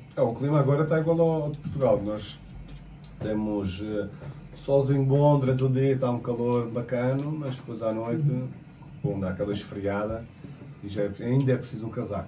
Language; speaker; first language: Portuguese; native; Portuguese